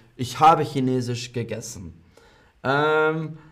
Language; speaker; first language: German; non-native, fluent; English